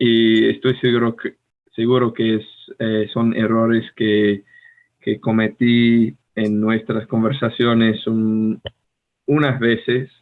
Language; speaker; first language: Spanish; non-native, fluent; English